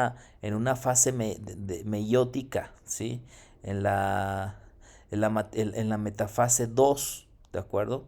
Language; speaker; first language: Spanish; native; Spanish